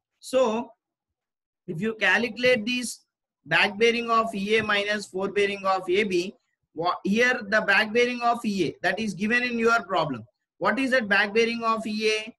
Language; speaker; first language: English; non-native, local second language; Telugu